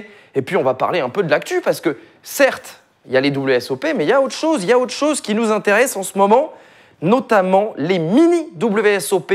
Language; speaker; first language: French; native; French